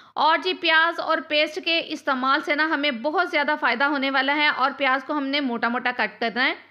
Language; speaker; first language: Hindi; native; Hindi